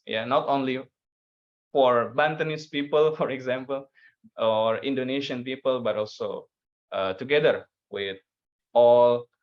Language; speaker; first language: English; non-native, learner; Indonesian